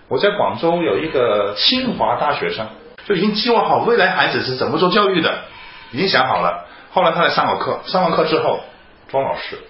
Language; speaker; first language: Chinese; non-native, fluent; Cantonese